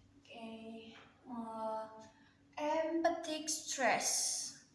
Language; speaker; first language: English; non-native, learner; Indonesian